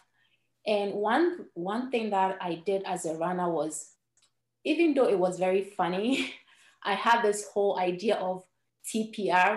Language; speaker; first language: English; non-native, local second language; Ewe